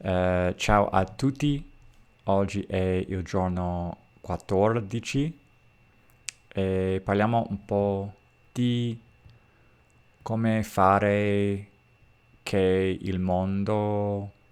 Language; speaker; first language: Italian; non-native, learner; English